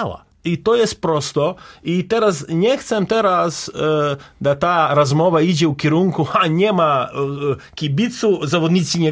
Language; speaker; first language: Polish; non-native, learner; Serbian